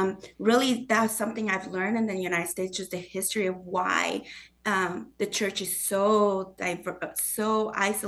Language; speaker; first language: English; non-native, fluent; Spanish